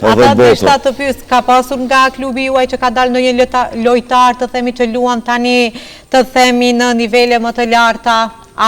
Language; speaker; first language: Albanian; native; Albanian